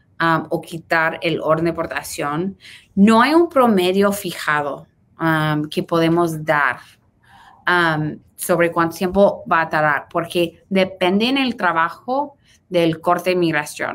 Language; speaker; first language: Spanish; early bilingual, heritage; Spanish